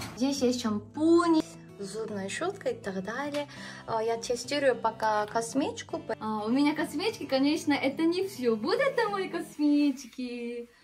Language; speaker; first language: Russian; non-native, learner; Korean